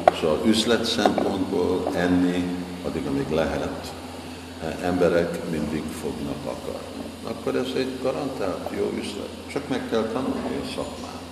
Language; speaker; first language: Hungarian; non-native, fluent; English